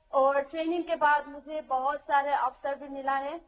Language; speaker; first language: Hindi; non-native, local second language; Manipuri